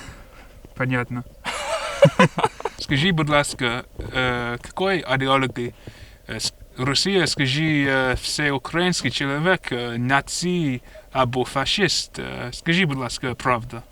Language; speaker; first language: Russian; non-native, learner; English